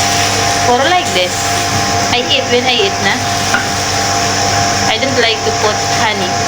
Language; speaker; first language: English; non-native, local second language; Cebuano